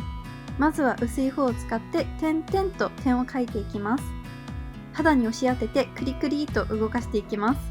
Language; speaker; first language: Japanese; native; Japanese